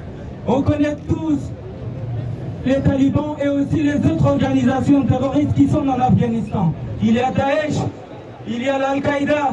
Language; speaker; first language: French; non-native, fluent; Persian